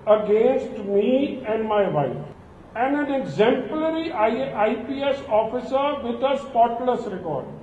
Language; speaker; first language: English; non-native, local second language; Punjabi